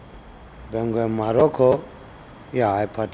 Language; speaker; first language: Spanish; non-native, learner; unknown